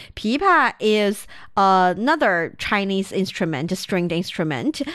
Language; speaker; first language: English; non-native, fluent; Chinese